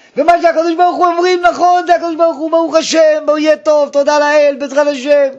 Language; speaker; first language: Hebrew; native; Hebrew